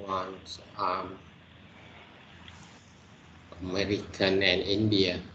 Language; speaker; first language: English; non-native, learner; Vietnamese